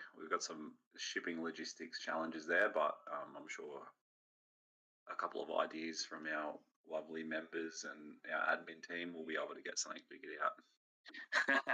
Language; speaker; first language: English; native; English